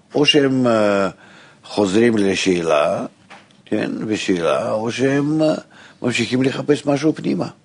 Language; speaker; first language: Hebrew; non-native, fluent; Russian